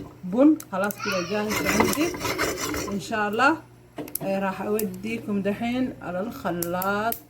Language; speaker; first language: Arabic; non-native, learner; Somali